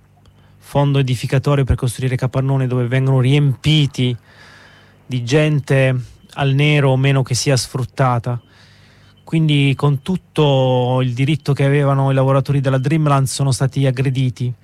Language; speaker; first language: Italian; native; Italian